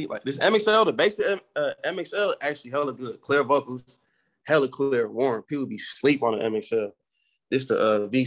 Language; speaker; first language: English; native; English